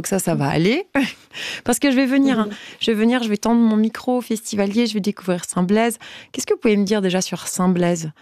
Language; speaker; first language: French; native; French